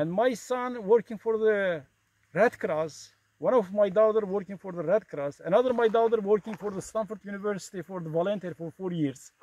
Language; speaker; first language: English; non-native, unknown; Kurdish